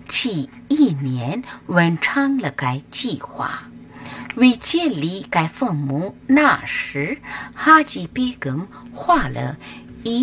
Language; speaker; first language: Chinese; non-native, learner; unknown